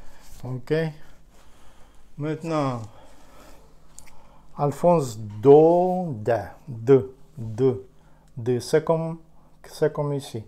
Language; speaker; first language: French; non-native, learner; Ukrainian